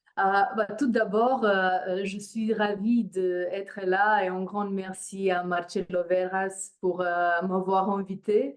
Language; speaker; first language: French; non-native, fluent; Slovenian